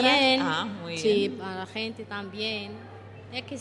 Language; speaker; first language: Spanish; non-native, learner; Arabic